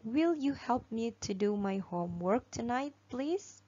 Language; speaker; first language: English; non-native, fluent; Indonesian